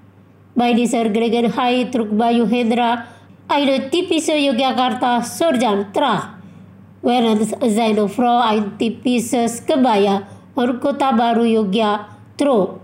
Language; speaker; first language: German; non-native, learner; Indonesian